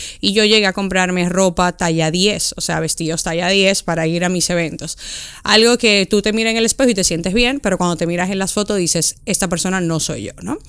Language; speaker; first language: Spanish; native; Spanish